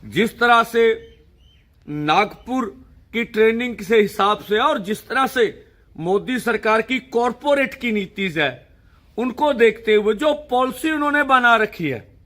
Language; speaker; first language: Hindi; non-native, local second language; Punjabi